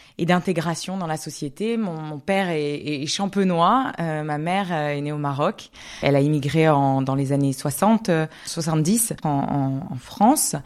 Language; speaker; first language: French; native; French